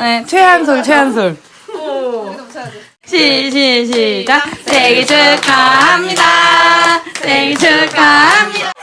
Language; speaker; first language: Korean; native; Korean